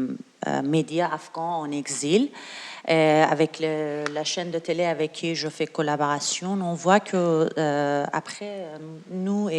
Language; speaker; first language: French; non-native, learner; Persian